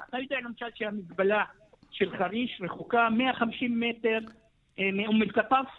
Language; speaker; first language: Hebrew; non-native, local second language; Arabic